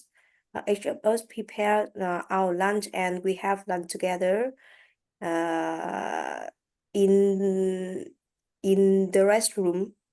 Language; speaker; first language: English; non-native, learner; French